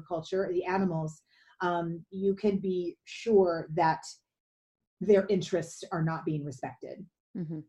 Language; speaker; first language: English; native; English